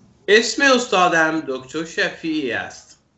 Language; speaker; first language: Persian; non-native, fluent; Urdu